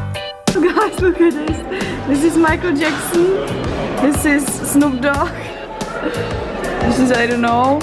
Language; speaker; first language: English; non-native, learner; Czech